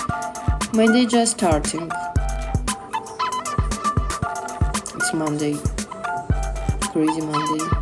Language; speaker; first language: English; non-native, learner; Russian